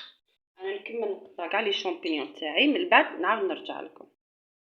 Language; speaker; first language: Arabic; native; Arabic